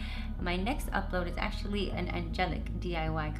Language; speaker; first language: English; native; English